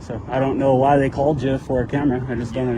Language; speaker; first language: English; native; English